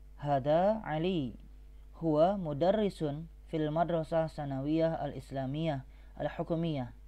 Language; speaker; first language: Arabic; non-native, fluent; Indonesian